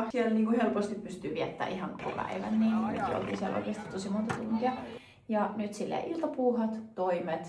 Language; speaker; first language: Finnish; native; Finnish